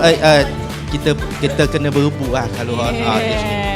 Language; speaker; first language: Malay; native; Malay